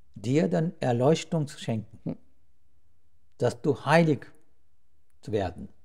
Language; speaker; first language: German; non-native, fluent; Sinhala